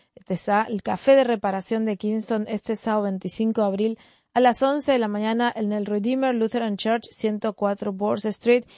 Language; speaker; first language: Spanish; native; Spanish